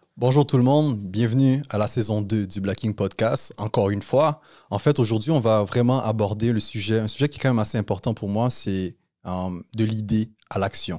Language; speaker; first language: French; native; French